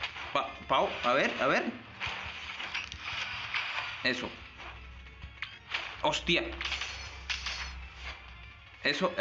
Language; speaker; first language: Spanish; native; Spanish